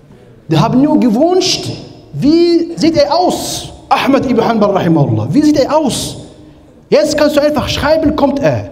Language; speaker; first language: German; non-native, learner; Arabic